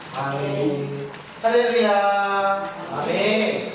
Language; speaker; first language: Korean; native; Korean